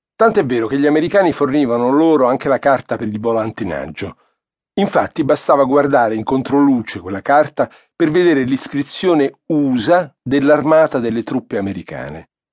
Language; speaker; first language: Italian; native; Italian